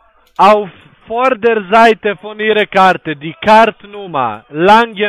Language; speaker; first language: German; non-native, learner; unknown